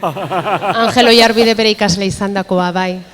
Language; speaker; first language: Basque; native; Basque